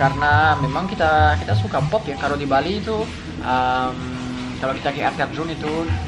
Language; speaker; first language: Indonesian; non-native, fluent; French